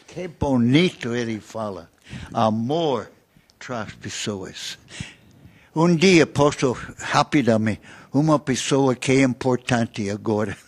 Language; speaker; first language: Portuguese; non-native, learner; English